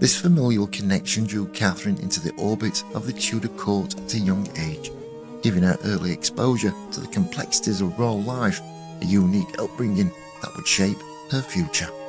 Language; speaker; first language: English; native; English